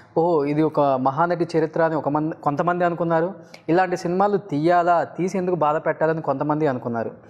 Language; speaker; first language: Telugu; native; Telugu